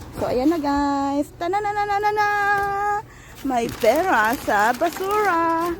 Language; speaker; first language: Filipino; native; Filipino